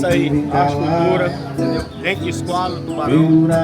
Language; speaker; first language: Portuguese; native; Portuguese